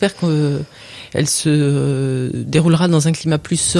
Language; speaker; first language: French; native; French